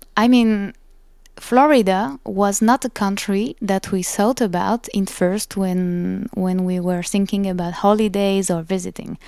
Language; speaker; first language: English; non-native, fluent; French